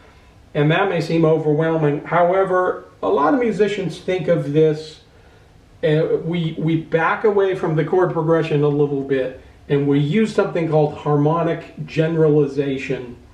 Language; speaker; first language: English; native; English